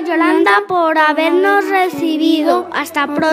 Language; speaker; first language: Spanish; native; Spanish